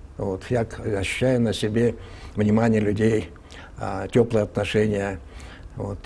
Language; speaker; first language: Russian; non-native, local second language; Ingush